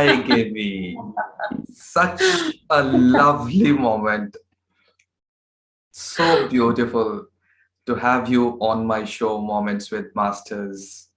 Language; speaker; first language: English; non-native, local second language; Hindi